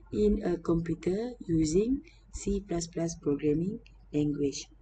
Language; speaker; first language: English; non-native, local second language; Malay